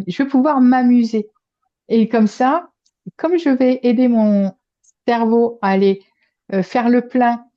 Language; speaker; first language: French; native; French